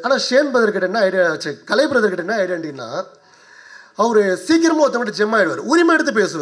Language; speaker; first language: Tamil; native; Tamil